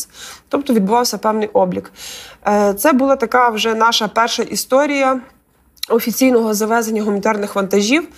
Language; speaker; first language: Ukrainian; native; Ukrainian